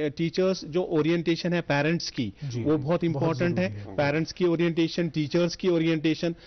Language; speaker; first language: Hindi; non-native, local second language; Kashmiri